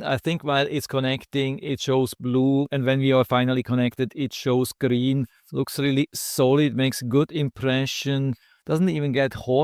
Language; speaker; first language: English; non-native, fluent; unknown